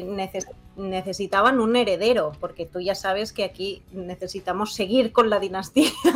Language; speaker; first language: Spanish; native; Spanish